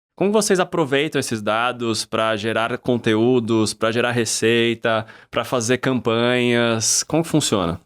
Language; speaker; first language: Portuguese; native; Portuguese